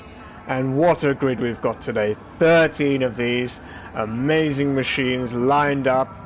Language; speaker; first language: English; native; English